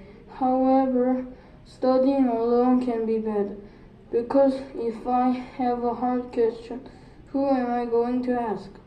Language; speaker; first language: English; non-native, learner; Korean